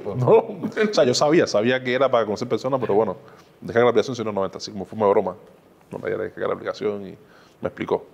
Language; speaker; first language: Spanish; native; Spanish